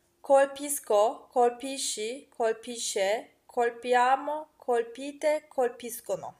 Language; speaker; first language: Italian; non-native, fluent; Turkish